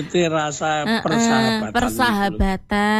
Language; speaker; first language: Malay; non-native, local second language; Javanese